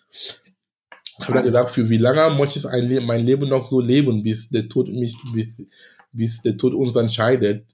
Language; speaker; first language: German; non-native, fluent; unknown